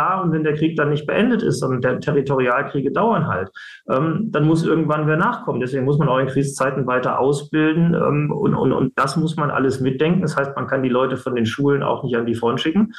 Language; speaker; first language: German; native; German